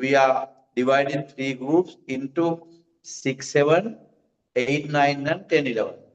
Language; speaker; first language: English; non-native, local second language; Sinhala